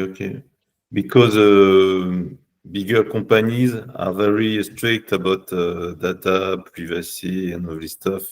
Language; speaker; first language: English; non-native, learner; French